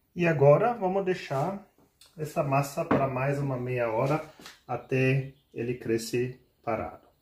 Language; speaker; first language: Portuguese; non-native, fluent; German